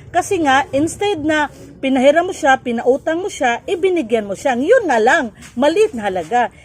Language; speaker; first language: Filipino; non-native, local second language; Cebuano